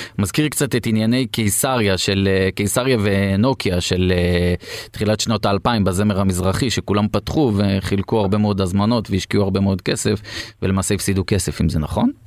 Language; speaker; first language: Hebrew; native; Hebrew